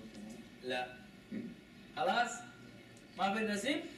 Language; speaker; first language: Arabic; non-native, learner; Chinese